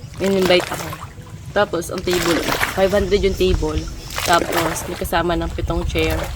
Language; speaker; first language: Filipino; non-native, local second language; Bikol